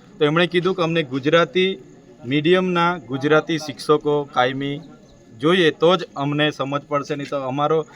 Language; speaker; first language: Gujarati; non-native, local second language; Bhili